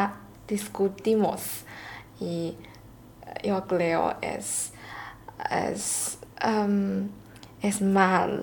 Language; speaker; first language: Spanish; non-native, learner; Chinese